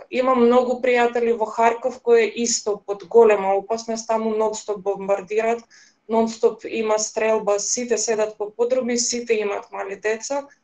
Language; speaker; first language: Macedonian; early bilingual, heritage; Macedonian